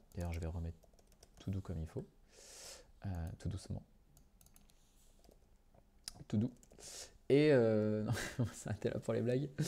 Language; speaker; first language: French; native; French